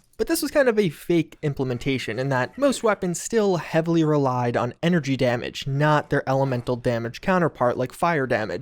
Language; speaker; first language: English; native; English